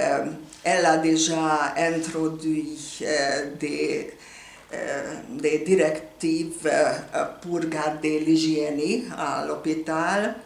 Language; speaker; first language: French; non-native, fluent; Hungarian